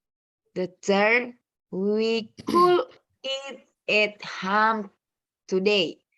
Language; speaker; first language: English; non-native, learner; Indonesian